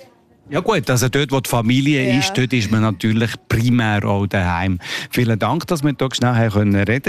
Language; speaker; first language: German; native; German